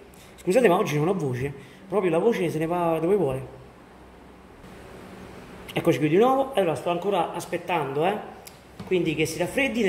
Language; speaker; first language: Italian; native; Italian